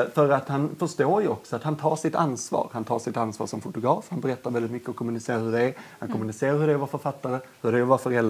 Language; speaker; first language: Swedish; native; Swedish